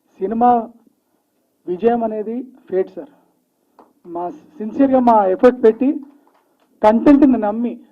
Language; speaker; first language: Telugu; native; Telugu